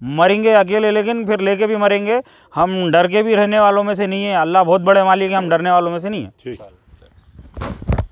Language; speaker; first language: Hindi; non-native, local second language; Urdu